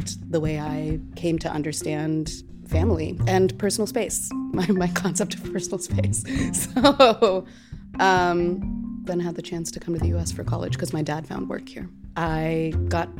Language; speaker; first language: English; non-native, local second language; Telugu